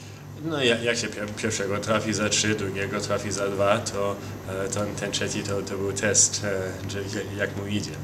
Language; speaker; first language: Polish; early bilingual, heritage; Polish